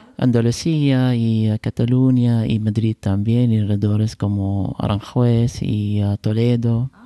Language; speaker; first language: Spanish; non-native, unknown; Arabic